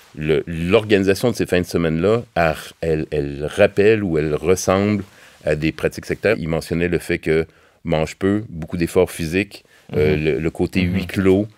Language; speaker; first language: French; native; French